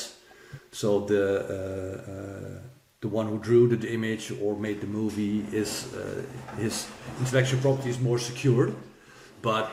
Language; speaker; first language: English; non-native, fluent; Dutch